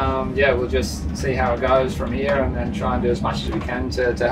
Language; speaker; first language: English; native; English